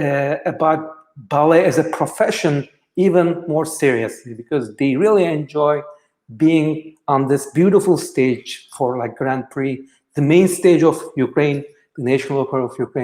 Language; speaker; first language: English; non-native, fluent; Turkish